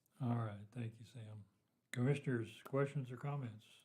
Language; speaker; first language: English; native; English